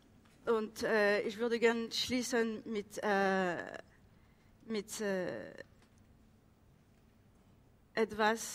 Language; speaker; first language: German; non-native, learner; French